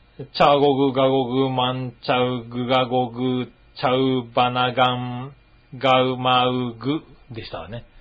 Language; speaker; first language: Japanese; native; Japanese